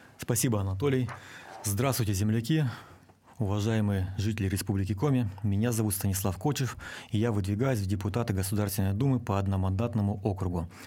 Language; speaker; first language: Russian; native; Russian